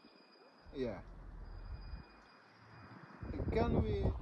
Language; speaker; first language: English; non-native, learner; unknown